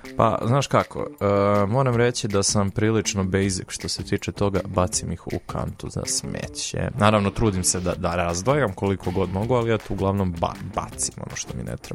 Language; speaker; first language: Serbian; native; Serbian